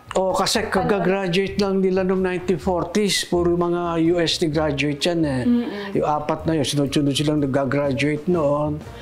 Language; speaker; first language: Filipino; native; Filipino